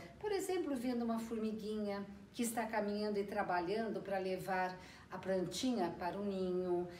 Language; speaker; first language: Portuguese; native; Portuguese